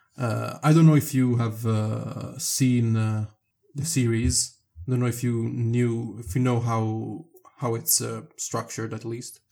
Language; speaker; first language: English; non-native, fluent; Italian